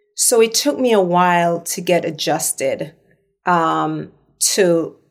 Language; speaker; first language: English; non-native, local second language; Jamaican Creole English